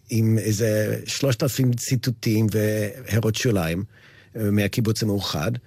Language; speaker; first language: Hebrew; non-native, fluent; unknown